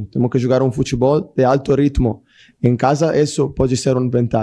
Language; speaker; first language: Portuguese; non-native, fluent; Italian